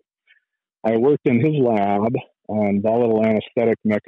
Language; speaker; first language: English; native; English